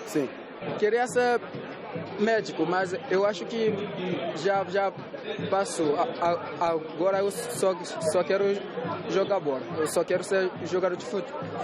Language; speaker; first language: Portuguese; non-native, learner; Haitian Creole